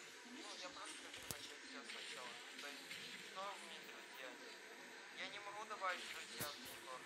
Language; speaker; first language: Russian; native; Russian